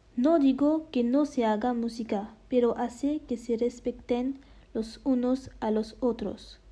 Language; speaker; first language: Spanish; non-native, learner; French